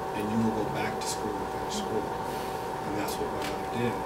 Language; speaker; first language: English; native; English